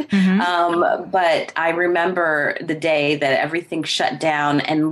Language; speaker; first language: English; native; English